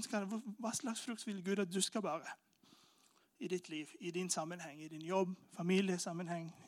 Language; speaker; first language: Norwegian; non-native, fluent; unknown